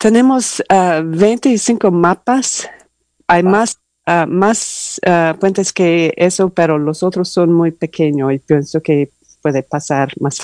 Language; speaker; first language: Spanish; non-native, learner; English